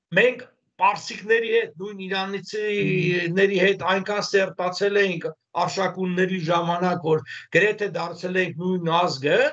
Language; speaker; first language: Armenian; native; Armenian